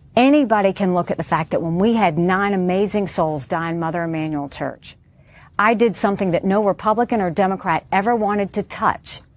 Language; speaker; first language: English; native; English